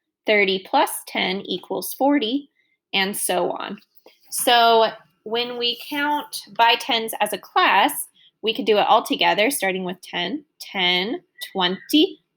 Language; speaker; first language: English; native; English